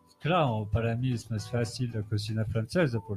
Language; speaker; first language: Spanish; non-native, learner; French